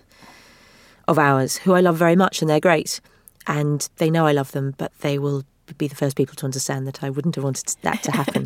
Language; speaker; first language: English; native; English